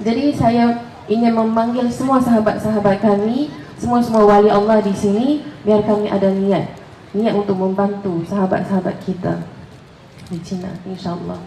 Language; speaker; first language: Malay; non-native, fluent; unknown